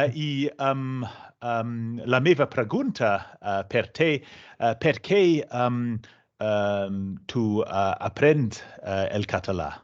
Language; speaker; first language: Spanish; non-native, learner; German